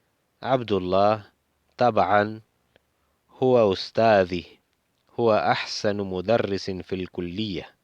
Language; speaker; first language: Arabic; non-native, fluent; Spanish